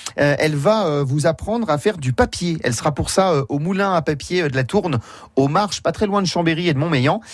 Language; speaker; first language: French; native; French